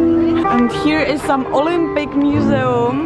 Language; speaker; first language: English; non-native, learner; Czech